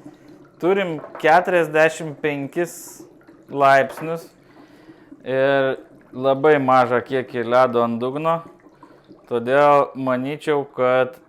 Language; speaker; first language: Lithuanian; native; Lithuanian